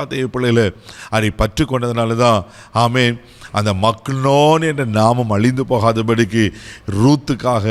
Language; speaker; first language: Tamil; native; Tamil